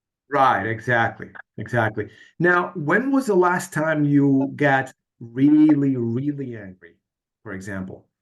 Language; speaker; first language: English; non-native, fluent; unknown